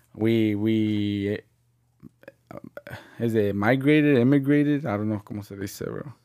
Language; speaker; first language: English; early bilingual, other home language; Spanish